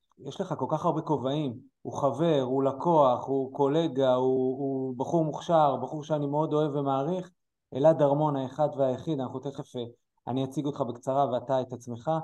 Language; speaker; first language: Hebrew; native; Hebrew